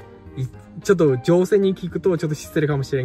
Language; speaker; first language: Japanese; non-native, fluent; Chinese